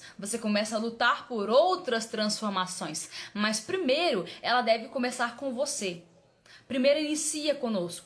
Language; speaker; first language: Portuguese; native; Portuguese